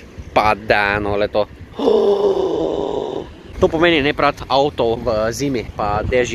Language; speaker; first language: Slovenian; native; Slovenian